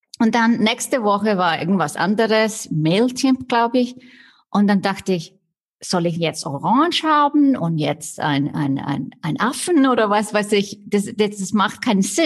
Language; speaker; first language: German; non-native, fluent; Icelandic